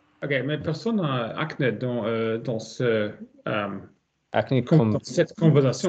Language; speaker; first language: French; non-native, learner; German